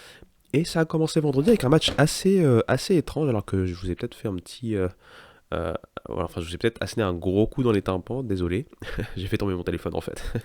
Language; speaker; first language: French; native; French